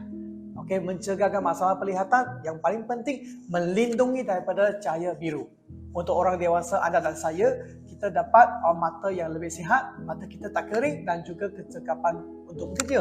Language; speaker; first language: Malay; non-native, local second language; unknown